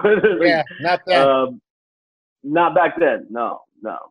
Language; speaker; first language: English; early bilingual, other home language; Filipino